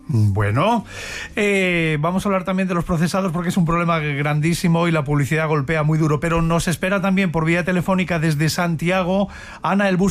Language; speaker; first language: Spanish; native; Spanish